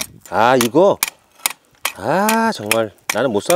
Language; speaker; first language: Korean; native; Korean